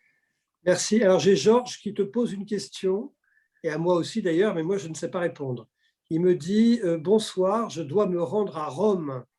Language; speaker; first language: French; native; French